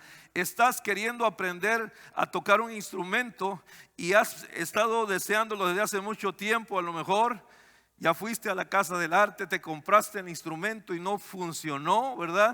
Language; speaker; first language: Spanish; native; Spanish